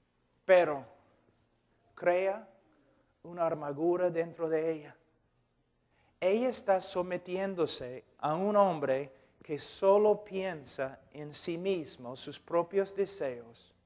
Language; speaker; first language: Spanish; non-native, fluent; English